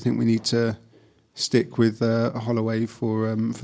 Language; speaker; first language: English; native; English